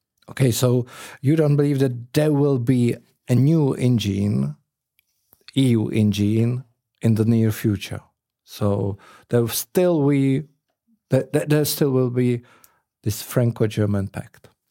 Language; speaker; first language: English; non-native, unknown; Czech